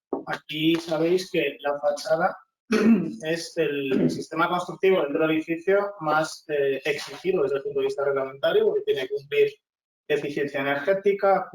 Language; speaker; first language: Spanish; native; Spanish